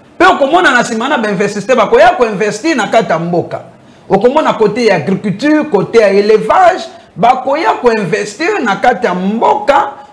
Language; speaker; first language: Lingala; non-native, local second language; Mongo